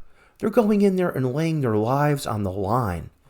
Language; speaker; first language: English; native; English